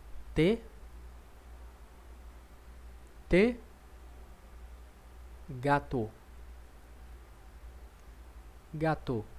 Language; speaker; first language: French; non-native, learner; Portuguese